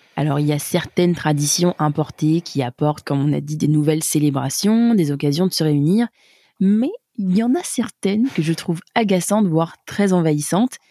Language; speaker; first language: French; native; French